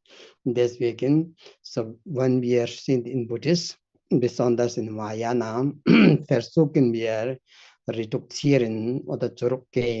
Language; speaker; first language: German; non-native, fluent; Tibetan